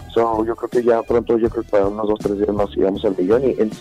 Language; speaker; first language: Spanish; early bilingual, heritage; Spanish